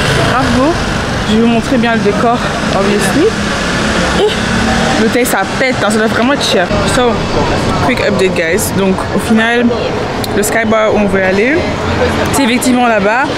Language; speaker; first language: French; native; French